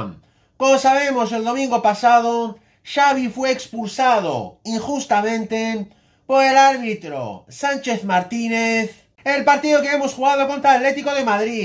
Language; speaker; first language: Spanish; native; Spanish